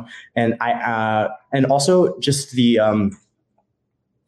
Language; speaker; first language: English; native; English